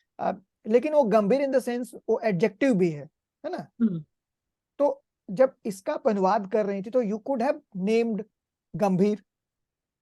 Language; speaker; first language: Hindi; native; Hindi